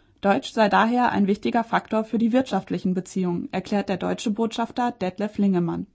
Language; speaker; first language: German; native; German